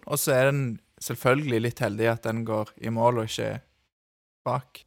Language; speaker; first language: Norwegian; native; Norwegian